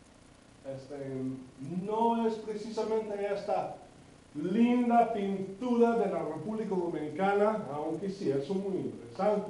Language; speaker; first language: Spanish; non-native, fluent; English